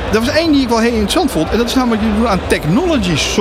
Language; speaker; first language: Dutch; native; Dutch